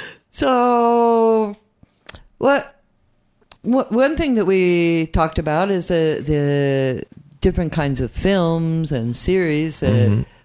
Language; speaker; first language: English; native; English